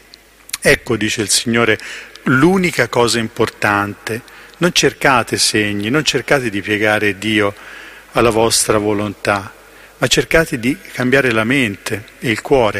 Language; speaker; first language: Italian; native; Italian